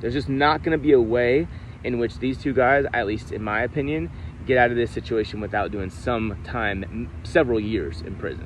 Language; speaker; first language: English; native; English